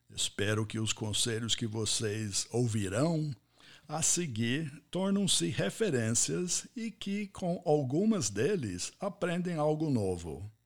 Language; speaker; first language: Portuguese; non-native, fluent; English